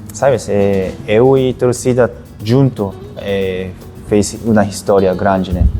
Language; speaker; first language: Portuguese; non-native, learner; Japanese